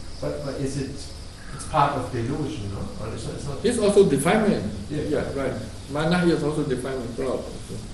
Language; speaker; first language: English; non-native, learner; Burmese